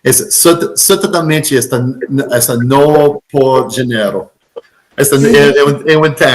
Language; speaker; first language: Portuguese; non-native, learner; English